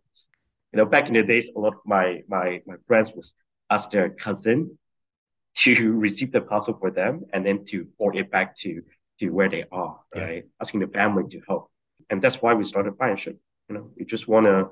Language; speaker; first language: English; non-native, local second language; Cantonese